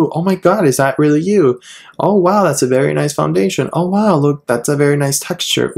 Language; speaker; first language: English; non-native, fluent; Spanish